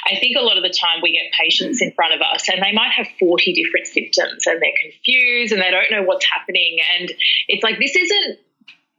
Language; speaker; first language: English; native; English